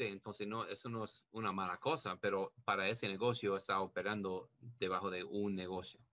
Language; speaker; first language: Spanish; non-native, learner; English